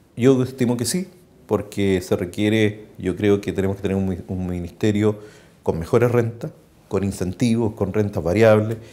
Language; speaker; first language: Spanish; native; Spanish